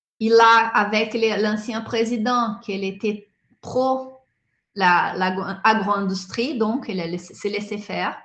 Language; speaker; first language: French; non-native, fluent; Portuguese